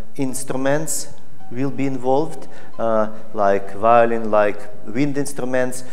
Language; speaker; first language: English; non-native, fluent; Russian